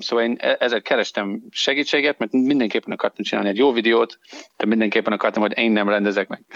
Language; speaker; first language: Hungarian; non-native, learner; English